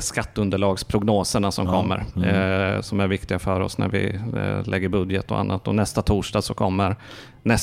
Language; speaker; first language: Swedish; native; Swedish